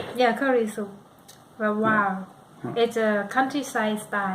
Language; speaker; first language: English; non-native, learner; Thai